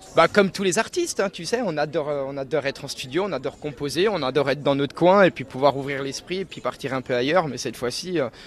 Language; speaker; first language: French; native; French